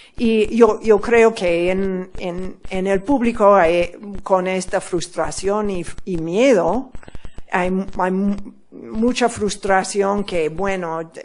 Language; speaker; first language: Spanish; non-native, fluent; English